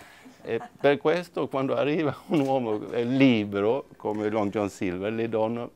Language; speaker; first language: Italian; non-native, fluent; Swedish